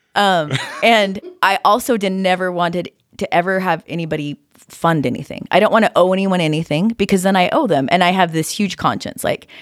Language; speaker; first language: English; native; English